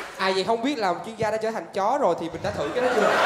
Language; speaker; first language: Vietnamese; native; Vietnamese